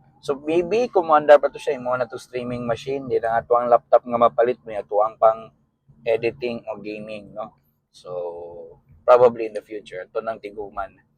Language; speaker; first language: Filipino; non-native, local second language; Cebuano